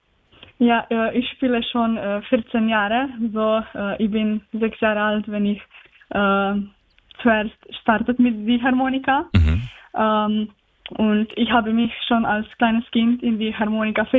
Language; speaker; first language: German; non-native, learner; Slovenian